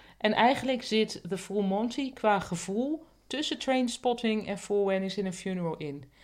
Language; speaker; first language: Dutch; native; Dutch